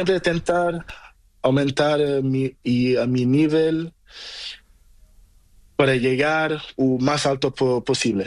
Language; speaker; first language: Spanish; non-native, learner; Portuguese